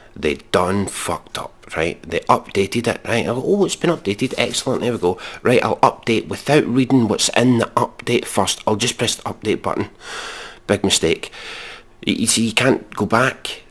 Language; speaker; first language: English; native; English